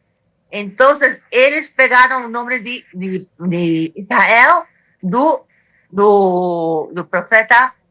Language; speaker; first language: Portuguese; non-native, fluent; Arabic